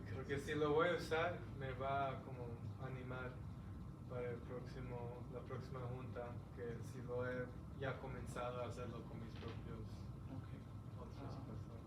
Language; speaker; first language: Spanish; early bilingual, heritage; Spanish